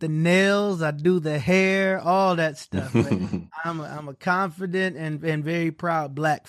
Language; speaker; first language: English; native; English